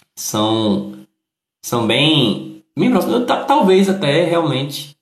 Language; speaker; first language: Portuguese; native; Portuguese